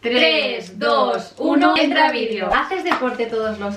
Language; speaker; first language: Spanish; native; Spanish